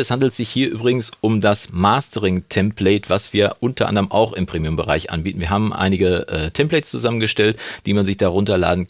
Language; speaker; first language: German; native; German